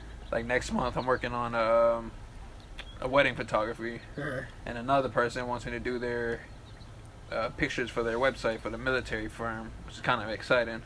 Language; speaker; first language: English; native; English